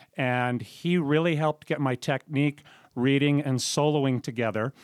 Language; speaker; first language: English; native; English